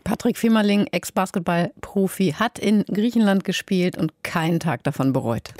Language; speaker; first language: German; native; German